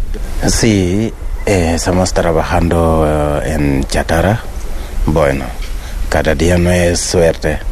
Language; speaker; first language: Spanish; non-native, learner; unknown